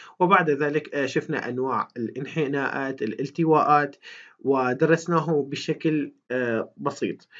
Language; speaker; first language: Arabic; native; Arabic